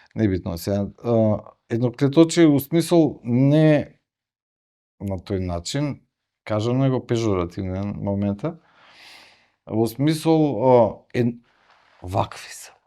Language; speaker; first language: Macedonian; native; Macedonian